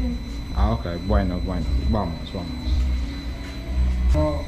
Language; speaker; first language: Spanish; non-native, learner; English